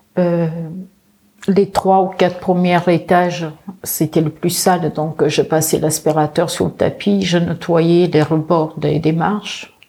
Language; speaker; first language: French; early bilingual, other home language; Portuguese